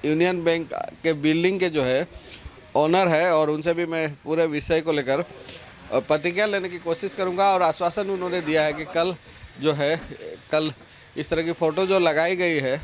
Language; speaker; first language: Hindi; non-native, local second language; Assamese